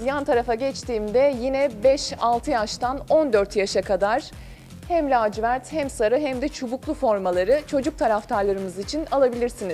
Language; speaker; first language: Turkish; native; Turkish